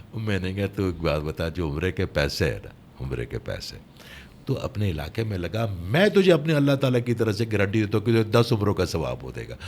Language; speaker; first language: Urdu; non-native, local second language; Pashto